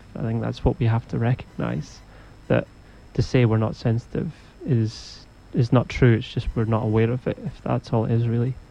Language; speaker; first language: English; native; English